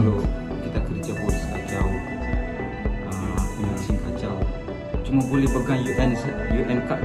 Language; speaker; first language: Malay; non-native, fluent; Rohingya